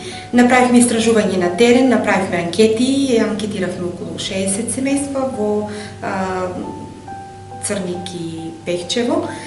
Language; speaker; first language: Macedonian; native; Macedonian